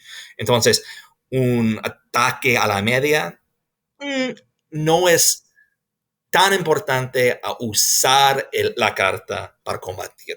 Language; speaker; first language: Spanish; non-native, fluent; English